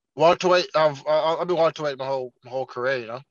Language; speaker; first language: English; non-native, local second language; Jamaican Creole English